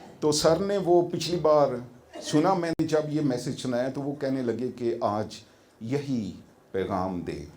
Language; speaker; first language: Urdu; non-native, local second language; Punjabi